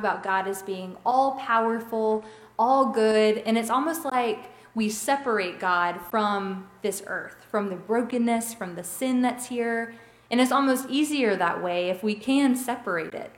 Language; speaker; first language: English; native; English